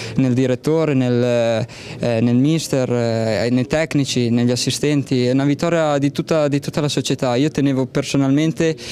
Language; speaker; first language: Italian; native; Italian